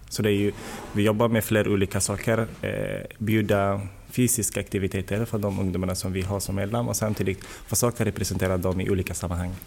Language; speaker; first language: Swedish; non-native, fluent; Somali